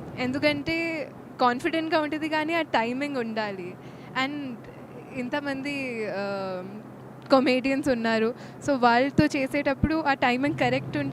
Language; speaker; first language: Telugu; non-native, fluent; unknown